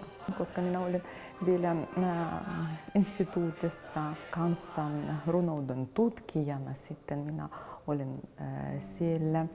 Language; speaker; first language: Finnish; non-native, fluent; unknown